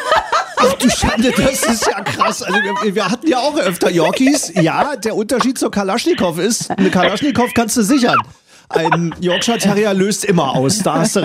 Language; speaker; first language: German; native; German